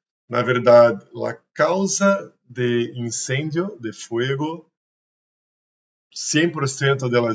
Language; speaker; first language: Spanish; non-native, learner; Portuguese